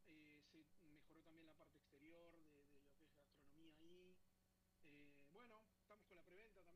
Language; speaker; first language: Spanish; native; Spanish